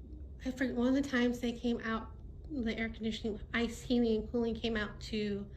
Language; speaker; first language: English; native; English